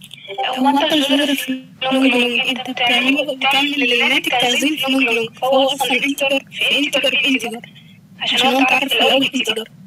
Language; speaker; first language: Arabic; native; Arabic